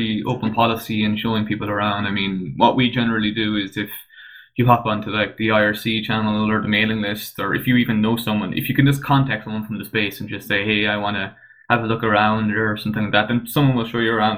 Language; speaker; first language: English; native; English